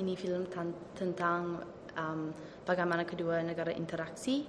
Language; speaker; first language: Indonesian; early bilingual, heritage; Indonesian